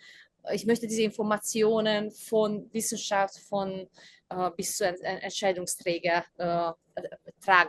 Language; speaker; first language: German; non-native, fluent; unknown